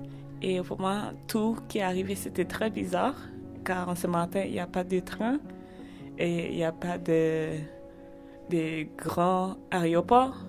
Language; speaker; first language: French; non-native, learner; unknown